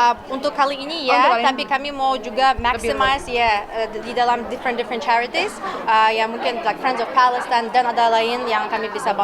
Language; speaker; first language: Indonesian; non-native, learner; Uyghur